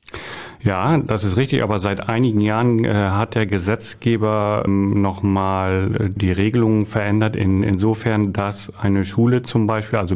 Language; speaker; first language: German; native; German